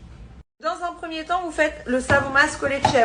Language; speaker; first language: French; native; French